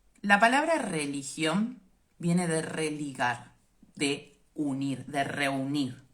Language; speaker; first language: Spanish; native; Spanish